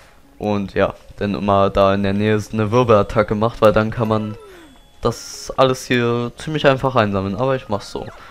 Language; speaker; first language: German; native; German